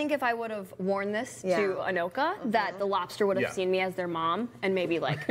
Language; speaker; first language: English; native; English